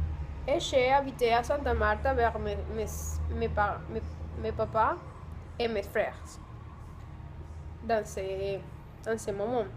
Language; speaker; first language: French; non-native, learner; Spanish